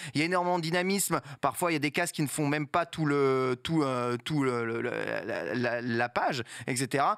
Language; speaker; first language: French; native; French